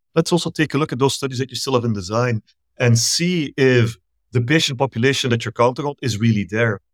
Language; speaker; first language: English; non-native, fluent; Dutch